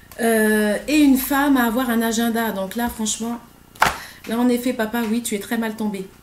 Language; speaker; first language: French; native; French